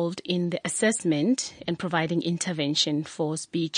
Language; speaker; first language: English; non-native, local second language; Tswana